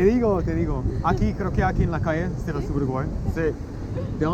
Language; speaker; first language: Spanish; non-native, learner; English